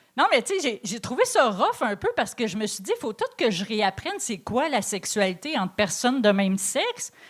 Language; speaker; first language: French; native; French